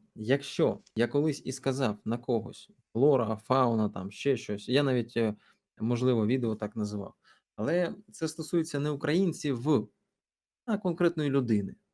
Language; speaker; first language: Ukrainian; non-native, local second language; Russian